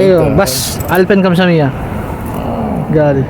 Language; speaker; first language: Arabic; non-native, learner; Filipino